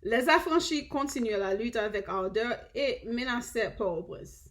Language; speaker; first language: French; non-native, learner; English